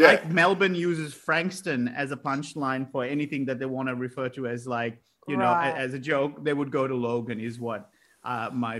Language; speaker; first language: English; non-native, local second language; Sinhala